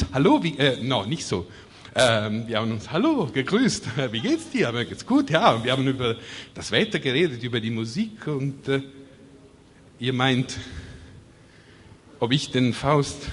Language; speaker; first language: German; non-native, fluent; Italian